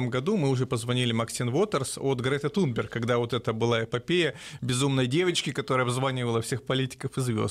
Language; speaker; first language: Russian; native; Russian